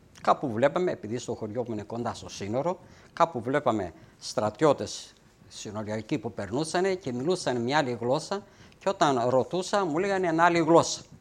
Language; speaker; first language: Greek; native; Greek